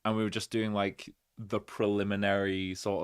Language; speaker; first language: English; native; English